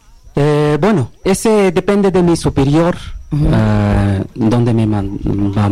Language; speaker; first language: Spanish; non-native, learner; Bangla